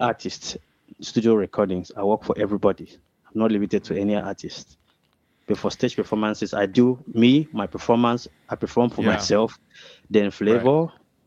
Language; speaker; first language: English; non-native, local second language; Ibibio